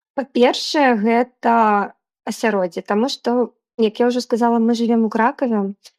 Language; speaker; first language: Belarusian; non-native, local second language; Russian